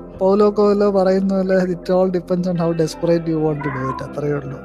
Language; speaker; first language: English; non-native, local second language; Malayalam